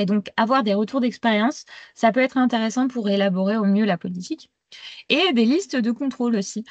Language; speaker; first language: French; native; French